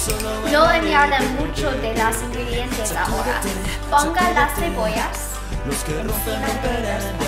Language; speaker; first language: Spanish; non-native, learner; English